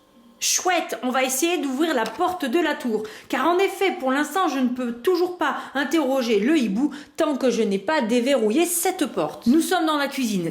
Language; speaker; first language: French; native; French